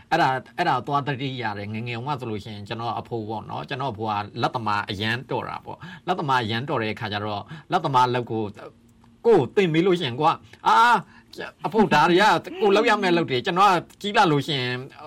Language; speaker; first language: Burmese; native; Burmese